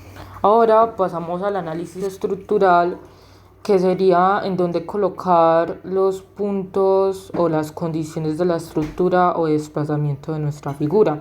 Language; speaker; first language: Spanish; native; Spanish